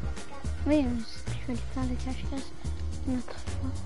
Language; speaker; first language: French; native; French